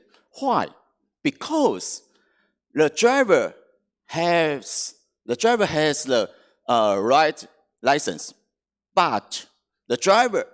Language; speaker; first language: English; non-native, fluent; Chinese